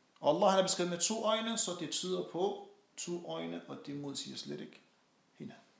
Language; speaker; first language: Danish; non-native, fluent; Arabic